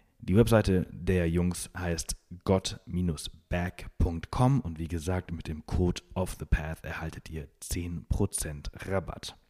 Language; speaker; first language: German; native; German